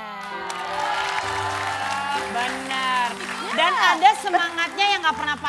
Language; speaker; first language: Indonesian; native; Indonesian